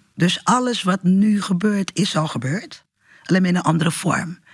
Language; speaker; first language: Dutch; early bilingual, other home language; Portuguese